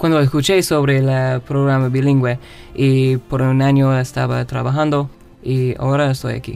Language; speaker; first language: Spanish; non-native, learner; English